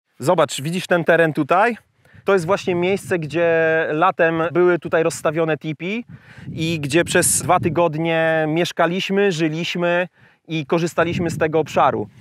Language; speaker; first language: Polish; native; Polish